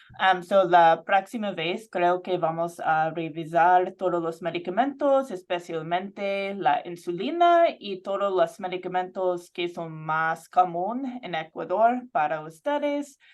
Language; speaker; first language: Spanish; non-native, fluent; English